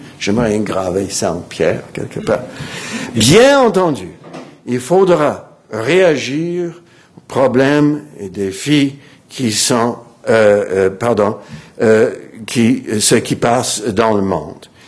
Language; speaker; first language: French; non-native, fluent; English